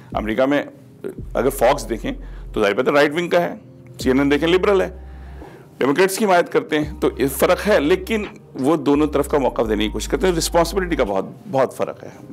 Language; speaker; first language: Urdu; native; Urdu